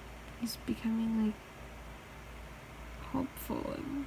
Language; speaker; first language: English; native; English